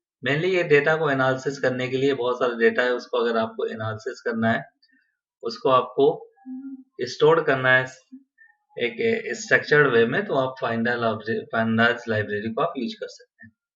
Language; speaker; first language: Hindi; native; Hindi